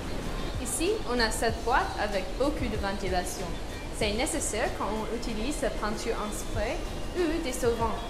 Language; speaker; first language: French; non-native, learner; English